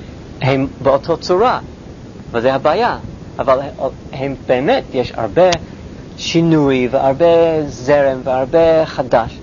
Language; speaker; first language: Hebrew; non-native, fluent; English